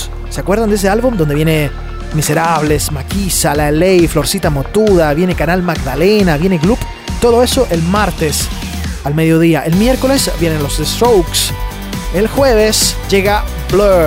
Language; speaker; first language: Spanish; native; Spanish